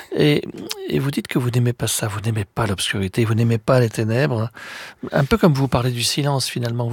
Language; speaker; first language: French; native; French